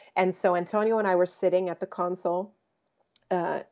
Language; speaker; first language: English; native; English